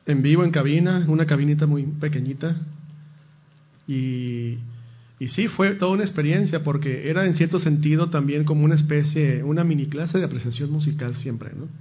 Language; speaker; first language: Spanish; native; Spanish